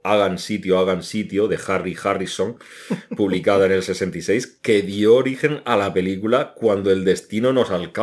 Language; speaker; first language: Spanish; native; Spanish